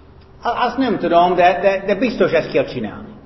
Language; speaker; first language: Hungarian; non-native, fluent; English